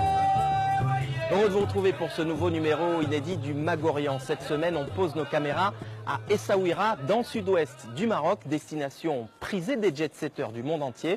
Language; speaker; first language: French; native; French